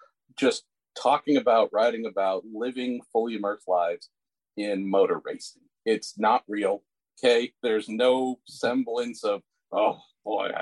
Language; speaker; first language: English; native; English